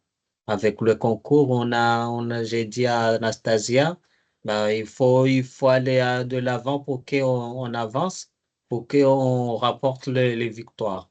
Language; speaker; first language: French; non-native, learner; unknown